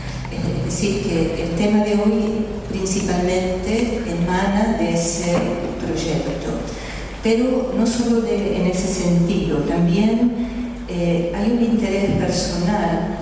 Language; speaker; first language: Spanish; native; Spanish